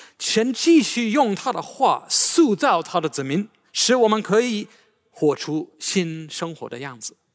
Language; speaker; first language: Chinese; non-native, fluent; English